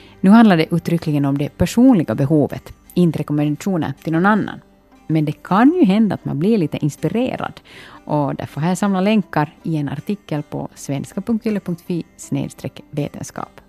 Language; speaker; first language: Swedish; native; Swedish